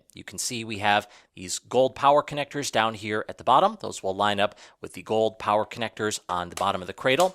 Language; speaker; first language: English; native; English